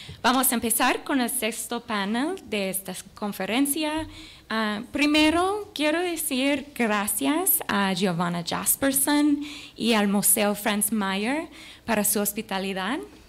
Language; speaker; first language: Spanish; non-native, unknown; English